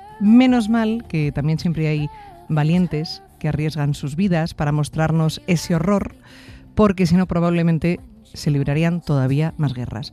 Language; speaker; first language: Spanish; native; Spanish